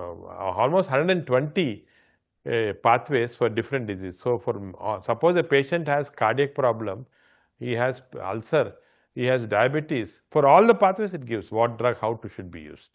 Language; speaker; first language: English; non-native, local second language; Telugu